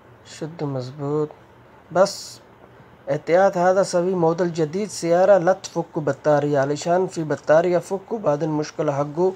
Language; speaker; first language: Arabic; non-native, learner; Urdu